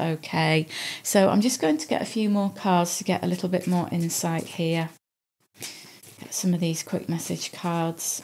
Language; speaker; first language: English; native; English